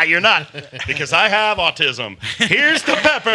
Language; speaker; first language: English; native; English